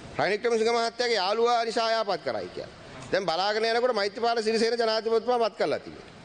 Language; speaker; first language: Sinhala; native; Sinhala